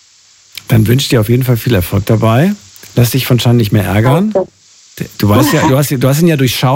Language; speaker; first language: German; native; German